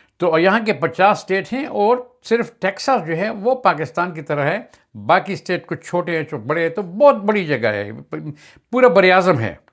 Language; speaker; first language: Urdu; native; Urdu